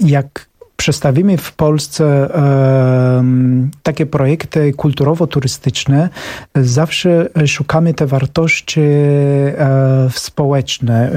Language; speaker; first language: Polish; non-native, fluent; Romanian